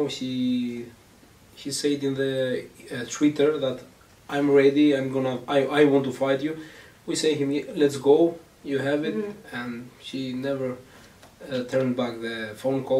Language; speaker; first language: English; non-native, learner; Greek